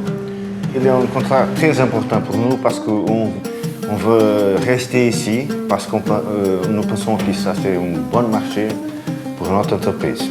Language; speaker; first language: French; non-native, fluent; Portuguese